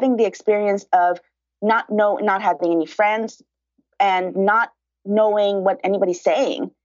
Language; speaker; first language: English; early bilingual, other home language; Spanish